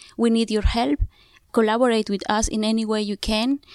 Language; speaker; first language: English; non-native, fluent; Zapotec